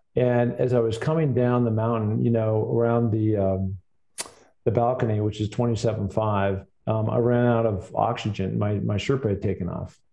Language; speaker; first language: English; native; English